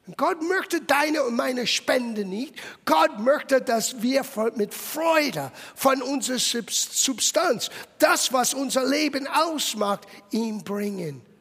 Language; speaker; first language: German; non-native, fluent; English